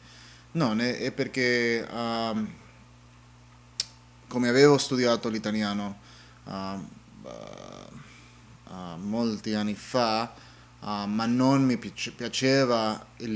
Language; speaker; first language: Italian; non-native, learner; English